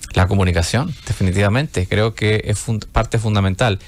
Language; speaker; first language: Spanish; native; Spanish